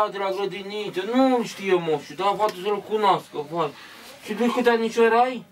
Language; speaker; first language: Romanian; native; Romanian